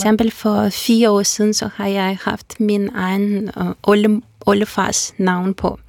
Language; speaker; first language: Danish; non-native, fluent; Russian